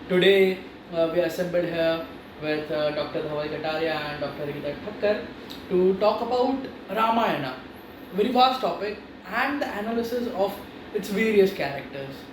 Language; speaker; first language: English; non-native, local second language; Gujarati